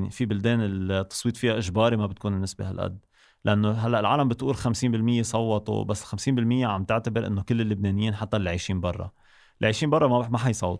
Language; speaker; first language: Arabic; native; Arabic